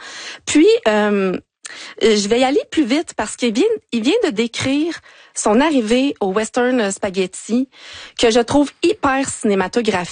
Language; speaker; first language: French; native; French